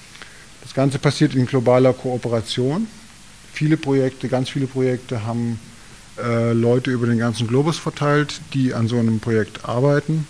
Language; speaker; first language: German; native; German